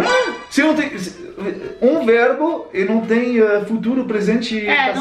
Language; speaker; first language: Portuguese; non-native, fluent; French